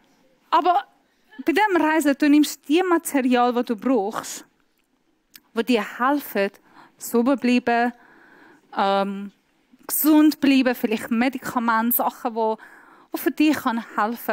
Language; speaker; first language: German; non-native, fluent; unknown